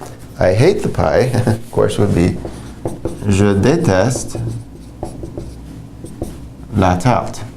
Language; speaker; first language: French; non-native, fluent; English